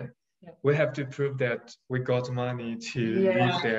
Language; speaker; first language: English; non-native, fluent; Chinese